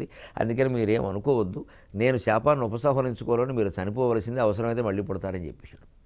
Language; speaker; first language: Telugu; native; Telugu